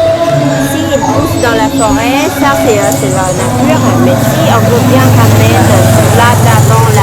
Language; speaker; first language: French; non-native, fluent; Khmer